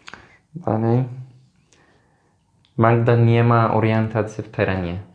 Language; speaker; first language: Polish; non-native, learner; Turkish